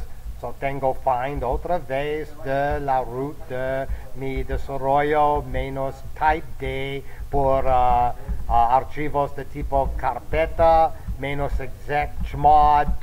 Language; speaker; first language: Spanish; non-native, fluent; English